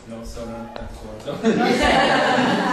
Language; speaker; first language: Italian; non-native, learner; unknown